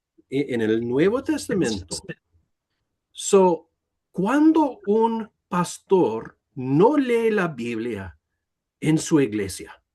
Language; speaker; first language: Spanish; non-native, learner; English